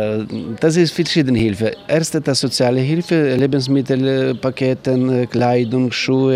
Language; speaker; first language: German; non-native, learner; Ukrainian